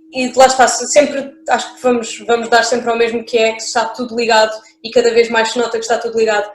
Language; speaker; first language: Portuguese; native; Portuguese